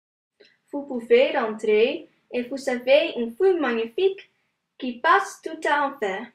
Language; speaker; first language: French; non-native, learner; Dutch